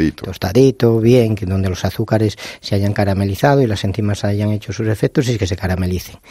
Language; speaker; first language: Spanish; native; Spanish